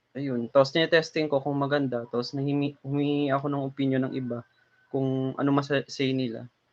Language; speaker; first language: Filipino; non-native, local second language; Hiligaynon